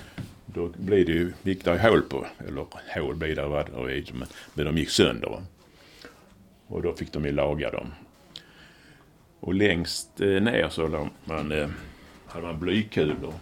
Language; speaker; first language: Swedish; native; Swedish